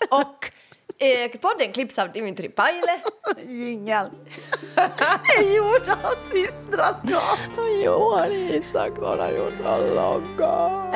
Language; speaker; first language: Swedish; native; Swedish